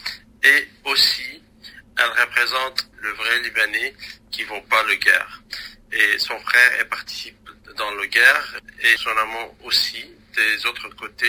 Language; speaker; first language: French; non-native, local second language; Arabic